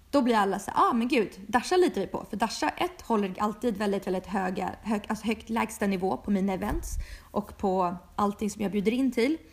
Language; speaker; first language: Swedish; early bilingual, other home language; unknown